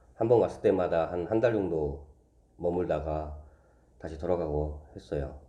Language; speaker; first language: Korean; native; Korean